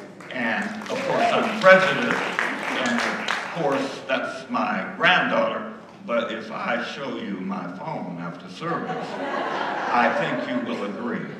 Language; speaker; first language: English; native; English